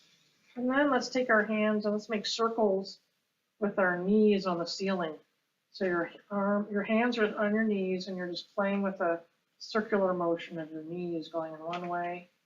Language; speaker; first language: English; native; English